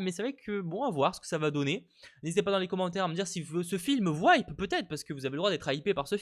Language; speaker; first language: French; native; French